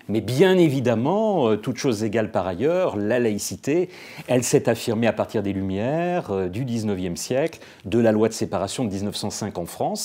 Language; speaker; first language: French; native; French